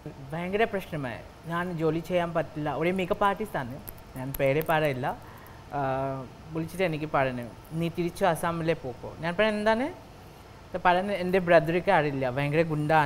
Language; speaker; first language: Malayalam; non-native, local second language; Assamese